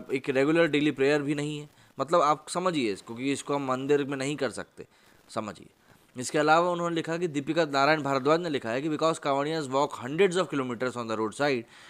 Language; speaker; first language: Hindi; native; Hindi